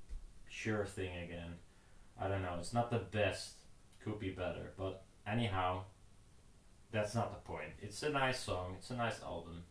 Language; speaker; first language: English; non-native, fluent; Dutch